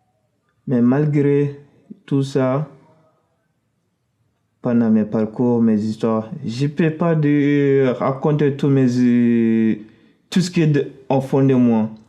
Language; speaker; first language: French; non-native, fluent; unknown